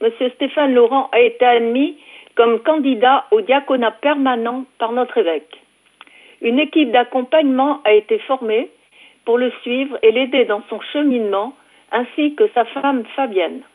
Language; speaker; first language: French; native; French